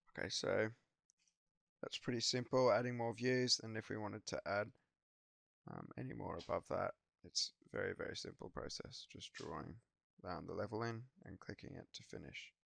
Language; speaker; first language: English; native; English